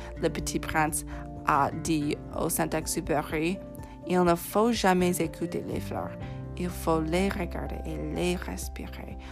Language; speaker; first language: French; non-native, fluent; English